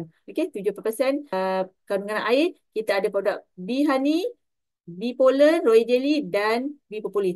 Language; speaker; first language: Malay; native; Malay